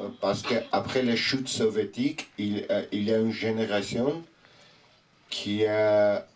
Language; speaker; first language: French; non-native, fluent; Armenian